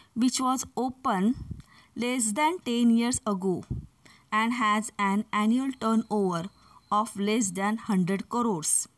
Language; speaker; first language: English; non-native, local second language; Marathi